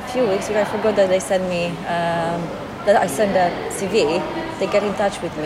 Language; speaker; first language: English; non-native, fluent; Polish